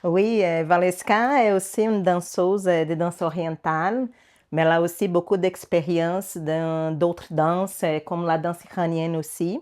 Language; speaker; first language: French; non-native, learner; Portuguese